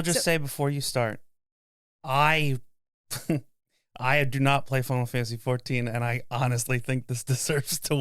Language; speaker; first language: English; native; English